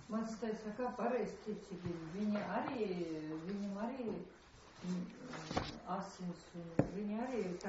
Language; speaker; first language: Latvian; non-native, local second language; Russian